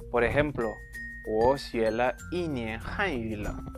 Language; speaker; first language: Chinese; non-native, fluent; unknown